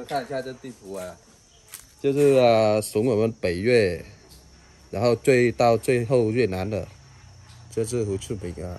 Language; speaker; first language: Chinese; non-native, fluent; Vietnamese